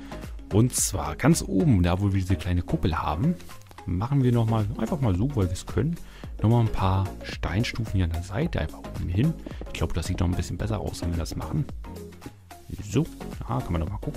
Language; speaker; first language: German; native; German